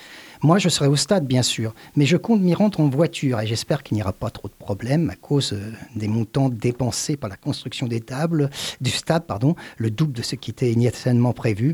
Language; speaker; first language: French; native; French